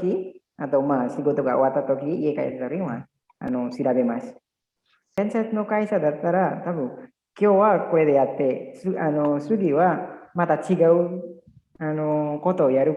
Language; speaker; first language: Japanese; non-native, learner; Indonesian